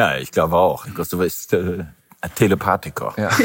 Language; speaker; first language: German; native; German